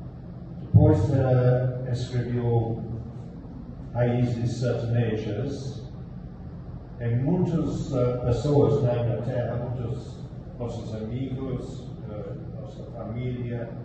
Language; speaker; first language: Portuguese; non-native, fluent; English